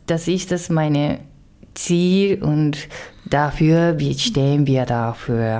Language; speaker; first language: German; non-native, learner; Japanese